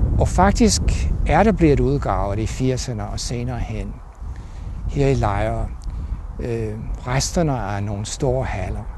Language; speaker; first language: Danish; non-native, fluent; English